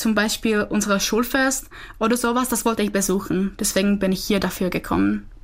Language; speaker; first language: German; non-native, fluent; Czech